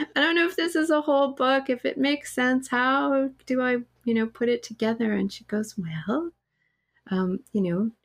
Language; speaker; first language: English; native; English